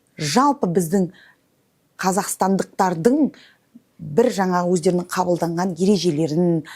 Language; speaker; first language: Kazakh; native; Kazakh